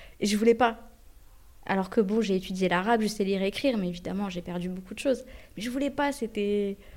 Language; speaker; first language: French; early bilingual, other home language; Arabic